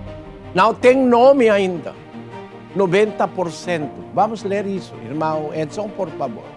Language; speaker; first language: Portuguese; non-native, learner; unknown